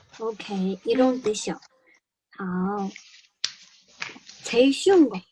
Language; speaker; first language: Korean; non-native, learner; Chinese